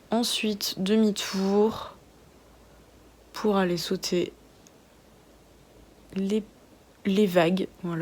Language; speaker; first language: French; native; French